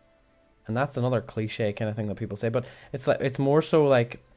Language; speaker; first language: English; native; English